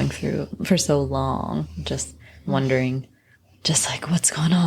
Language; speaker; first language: English; native; English